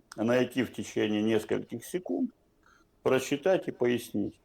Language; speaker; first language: Russian; native; Russian